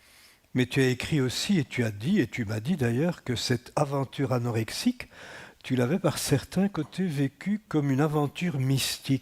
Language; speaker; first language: French; native; French